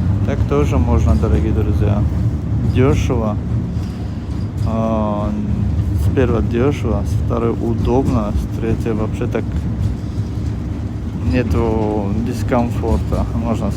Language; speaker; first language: Russian; non-native, fluent; Tajik